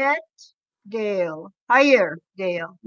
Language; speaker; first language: Turkish; non-native, learner; English